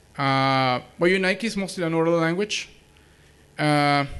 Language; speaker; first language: English; non-native, fluent; Spanish